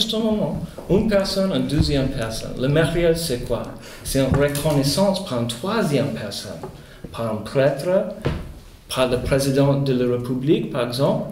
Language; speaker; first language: French; non-native, fluent; Spanish